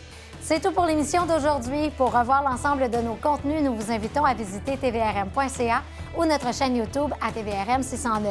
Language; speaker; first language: French; native; French